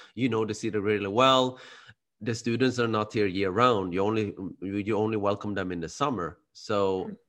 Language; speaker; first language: English; early bilingual, other home language; Khmer